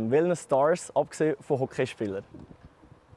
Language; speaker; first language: German; native; German